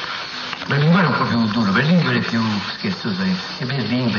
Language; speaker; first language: Italian; native; Italian